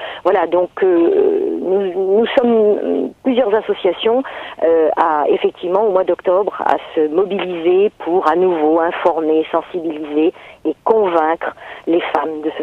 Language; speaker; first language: French; native; French